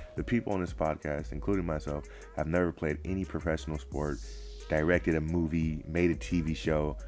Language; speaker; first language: English; native; English